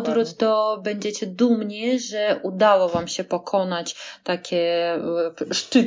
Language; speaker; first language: Polish; non-native, fluent; Russian